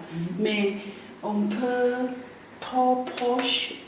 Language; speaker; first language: French; non-native, learner; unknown